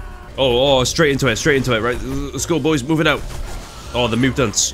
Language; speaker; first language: English; native; English